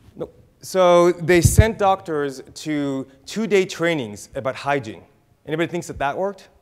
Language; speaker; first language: English; native; English